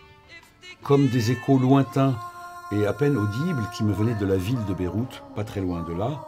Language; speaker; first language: French; non-native, local second language; Arabic